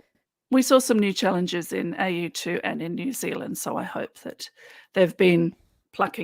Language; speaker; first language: English; native; English